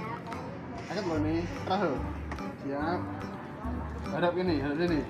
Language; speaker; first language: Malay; non-native, local second language; Javanese